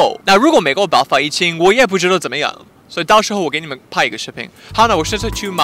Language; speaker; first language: Chinese; non-native, fluent; English